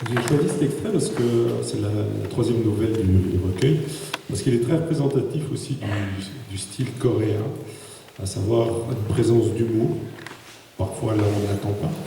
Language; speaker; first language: French; native; French